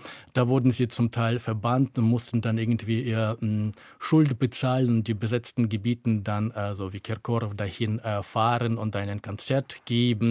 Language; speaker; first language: German; native; German